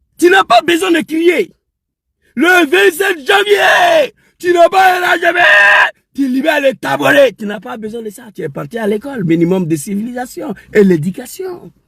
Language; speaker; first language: French; non-native, local second language; Dyula